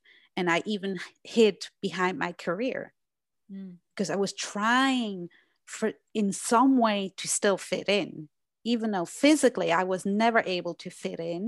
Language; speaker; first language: English; non-native, fluent; German